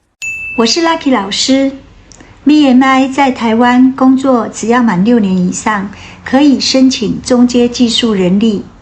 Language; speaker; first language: Chinese; non-native, fluent; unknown